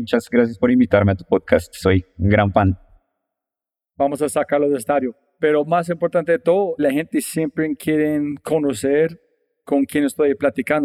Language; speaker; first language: Spanish; non-native, fluent; English